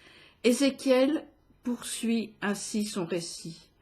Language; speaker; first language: French; native; French